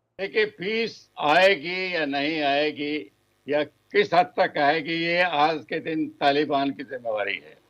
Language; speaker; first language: Hindi; native; Hindi